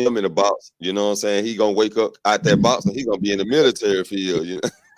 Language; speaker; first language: English; native; English